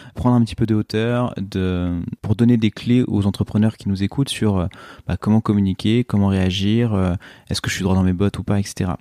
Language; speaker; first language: French; native; French